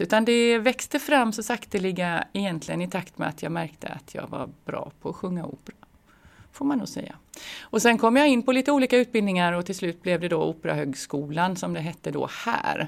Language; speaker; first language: Swedish; native; Swedish